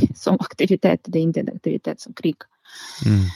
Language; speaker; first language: Swedish; non-native, learner; Ukrainian